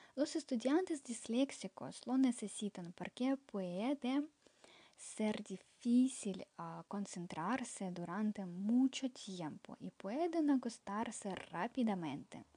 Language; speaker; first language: Spanish; non-native, fluent; Ukrainian